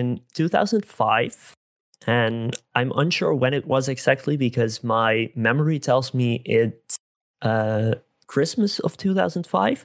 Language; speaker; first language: English; non-native, fluent; Dutch